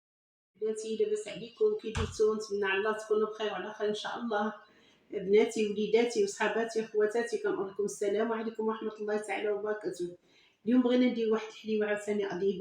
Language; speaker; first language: Arabic; native; Arabic